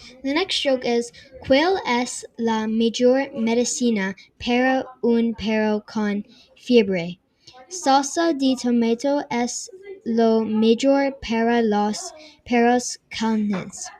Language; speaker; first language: Spanish; non-native, learner; English